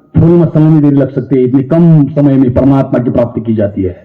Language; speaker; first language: Hindi; non-native, local second language; Marathi